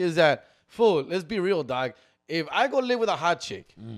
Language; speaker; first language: English; early bilingual, other home language; Spanish